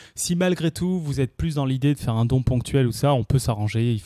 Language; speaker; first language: French; native; French